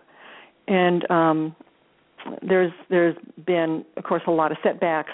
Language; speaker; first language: English; native; English